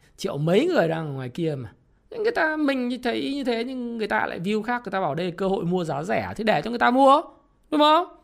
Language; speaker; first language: Vietnamese; native; Vietnamese